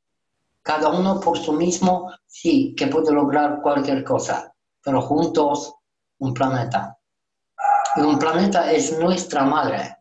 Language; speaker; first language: Spanish; non-native, learner; Romanian